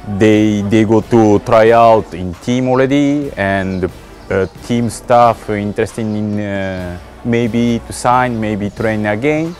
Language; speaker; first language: English; non-native, learner; Japanese